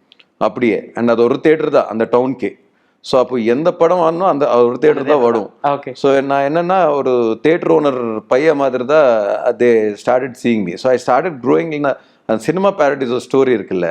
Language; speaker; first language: Tamil; non-native, learner; Telugu